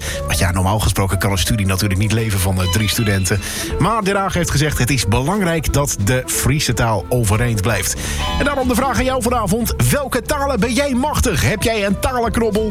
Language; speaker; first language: Dutch; native; Dutch